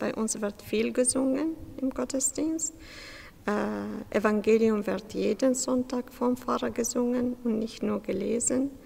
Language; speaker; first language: German; non-native, fluent; Syriac